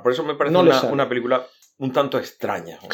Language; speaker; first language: Spanish; native; Spanish